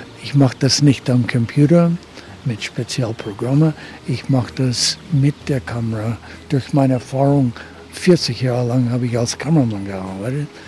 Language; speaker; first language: German; early bilingual, heritage; German